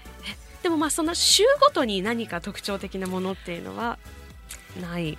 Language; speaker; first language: Japanese; native; Japanese